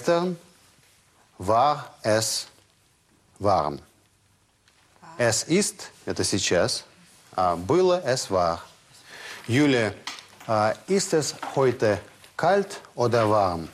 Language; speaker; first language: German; non-native, fluent; Russian